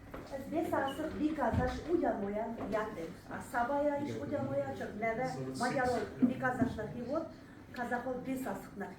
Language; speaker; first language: Hungarian; non-native, learner; Kazakh